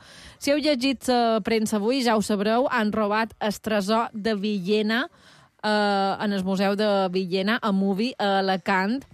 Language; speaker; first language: Catalan; native; Catalan